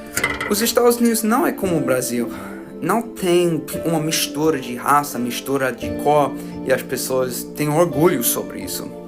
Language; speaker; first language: Portuguese; non-native, fluent; English